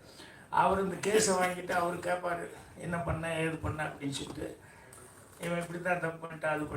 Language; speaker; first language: Tamil; native; Tamil